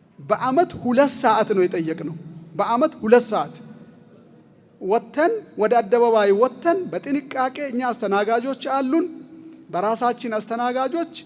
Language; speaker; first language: Amharic; native; Amharic